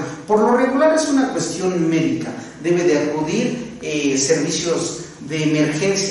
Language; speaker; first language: Spanish; native; Spanish